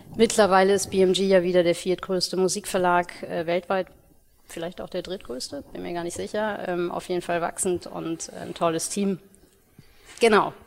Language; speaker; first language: German; early bilingual, other home language; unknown